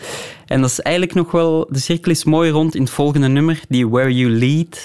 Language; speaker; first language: Dutch; native; Dutch